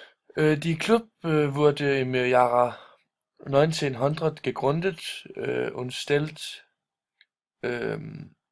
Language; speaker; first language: German; non-native, learner; Danish